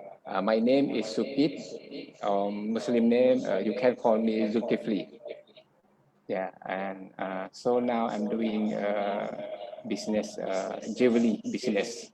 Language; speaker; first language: English; non-native, fluent; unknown